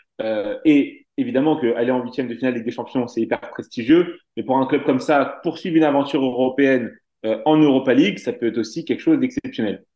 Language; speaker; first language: French; native; French